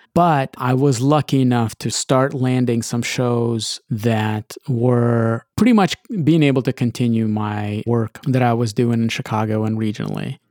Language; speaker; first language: English; early bilingual, other home language; Russian